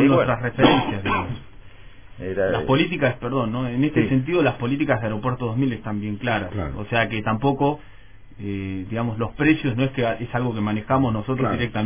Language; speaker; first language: Spanish; native; Spanish